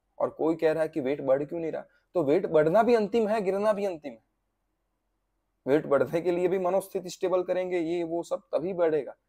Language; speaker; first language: Hindi; non-native, local second language; Gujarati